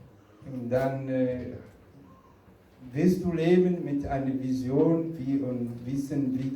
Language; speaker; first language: German; non-native, fluent; Rundi